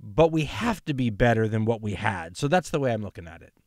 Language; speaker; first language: English; native; English